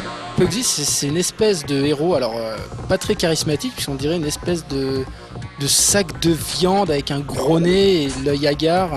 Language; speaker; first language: French; native; French